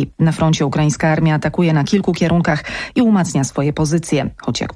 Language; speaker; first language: Polish; native; Polish